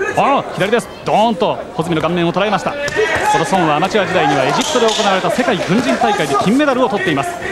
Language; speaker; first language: Japanese; native; Japanese